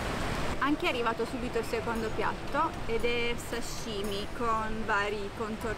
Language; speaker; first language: Italian; native; Italian